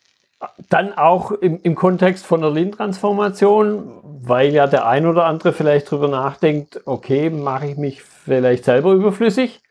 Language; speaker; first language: German; native; German